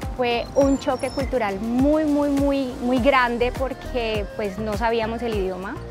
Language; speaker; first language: Spanish; early bilingual, other home language; Chinese